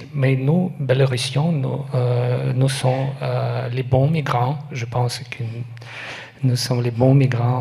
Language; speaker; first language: French; non-native, learner; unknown